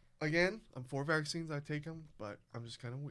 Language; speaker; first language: English; native; English